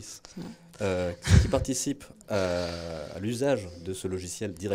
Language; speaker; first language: French; native; French